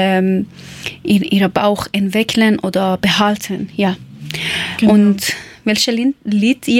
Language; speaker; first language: German; non-native, learner; Persian